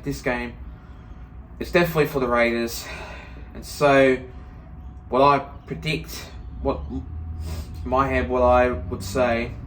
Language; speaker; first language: English; native; English